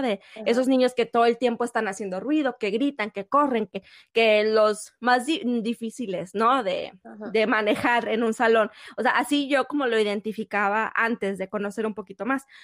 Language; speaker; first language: Spanish; native; Spanish